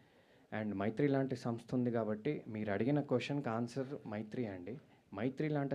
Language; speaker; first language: Telugu; native; Telugu